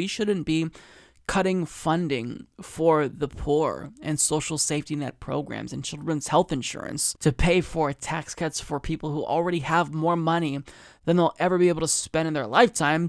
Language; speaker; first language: English; native; English